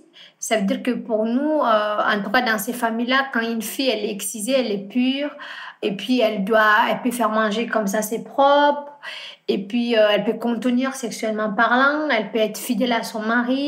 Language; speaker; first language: French; non-native, fluent; Fula